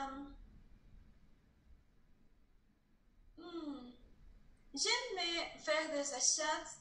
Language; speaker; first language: French; non-native, learner; Spanish